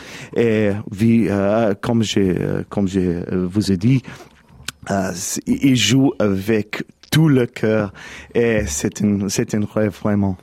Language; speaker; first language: French; non-native, learner; English